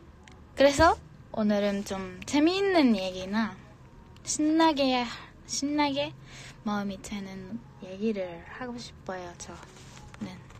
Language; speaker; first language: Korean; non-native, fluent; Japanese